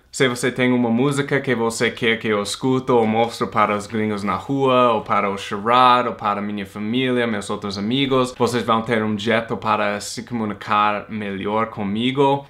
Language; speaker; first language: Portuguese; non-native, fluent; English